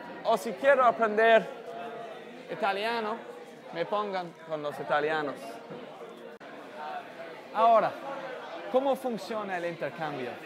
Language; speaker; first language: Spanish; non-native, fluent; English